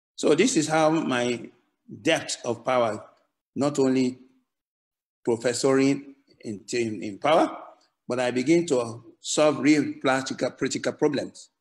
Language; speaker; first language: English; non-native, local second language; Yoruba